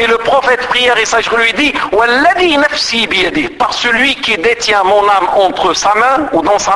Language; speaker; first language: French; non-native, local second language; Arabic